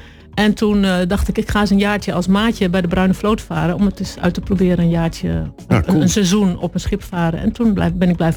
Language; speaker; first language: Dutch; native; Dutch